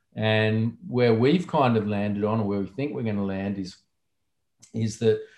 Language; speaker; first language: English; native; English